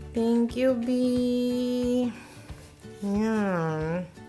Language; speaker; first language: Filipino; native; Filipino